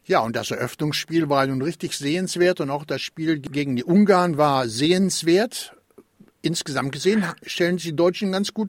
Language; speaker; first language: German; native; German